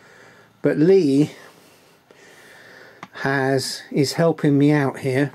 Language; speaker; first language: English; native; English